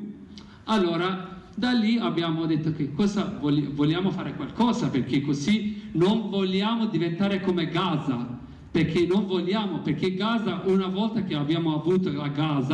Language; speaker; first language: Italian; non-native, learner; Kurdish